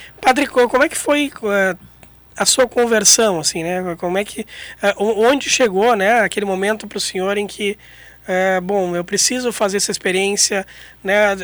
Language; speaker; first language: Portuguese; native; Portuguese